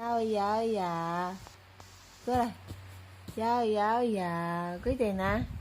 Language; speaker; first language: Chinese; non-native, fluent; Indonesian